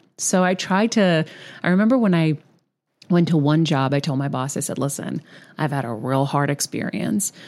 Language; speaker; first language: English; native; English